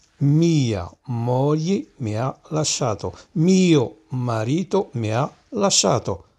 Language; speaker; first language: Italian; non-native, fluent; Arabic